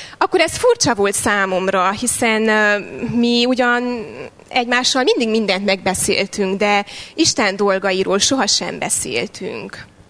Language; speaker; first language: Hungarian; native; Hungarian